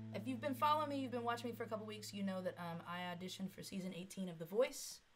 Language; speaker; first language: English; native; English